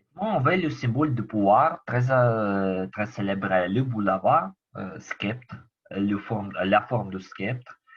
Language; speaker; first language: French; non-native, learner; Ukrainian